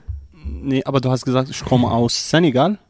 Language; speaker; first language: German; non-native, learner; Arabic